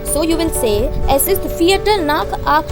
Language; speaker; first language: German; non-native, fluent; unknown